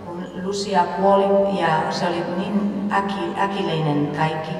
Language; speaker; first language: Finnish; non-native, fluent; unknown